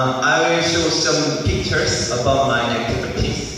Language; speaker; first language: English; non-native, learner; Korean